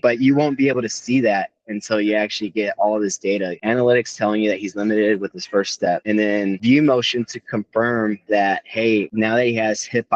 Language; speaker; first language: English; native; English